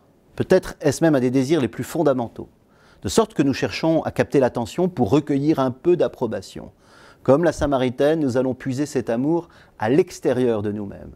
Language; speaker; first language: French; native; French